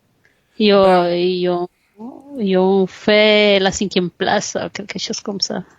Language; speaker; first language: French; non-native, fluent; Spanish